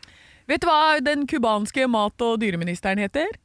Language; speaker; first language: Norwegian; native; Norwegian